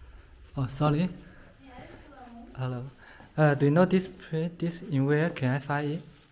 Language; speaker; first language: English; non-native, learner; Chinese